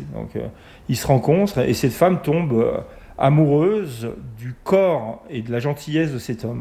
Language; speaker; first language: French; native; French